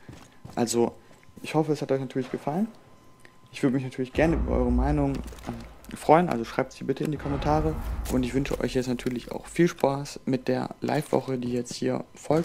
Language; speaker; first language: German; native; German